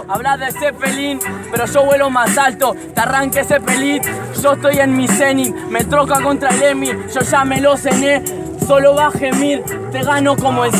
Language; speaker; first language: Spanish; native; Spanish